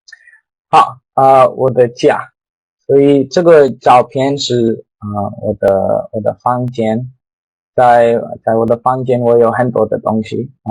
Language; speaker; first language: Chinese; non-native, learner; English